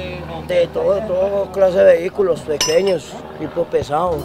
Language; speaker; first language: Spanish; native; Spanish